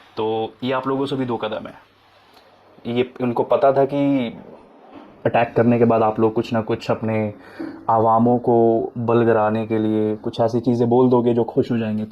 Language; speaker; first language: Hindi; native; Hindi